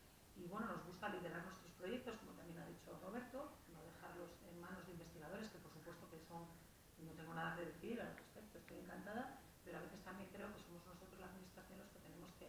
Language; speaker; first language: Spanish; native; Spanish